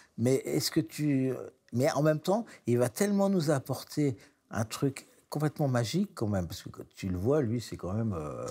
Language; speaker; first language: French; native; French